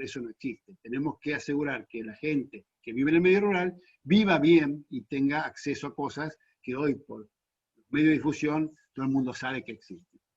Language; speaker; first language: Spanish; native; Spanish